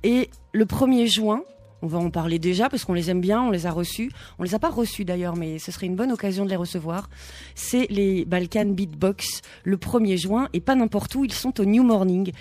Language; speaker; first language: French; native; French